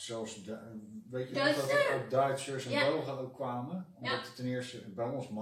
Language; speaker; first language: Dutch; native; Dutch